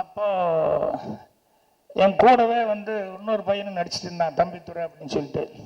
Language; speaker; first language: Tamil; native; Tamil